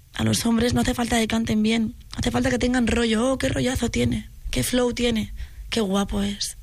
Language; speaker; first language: Spanish; native; Spanish